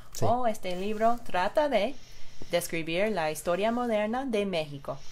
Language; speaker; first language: Spanish; non-native, fluent; English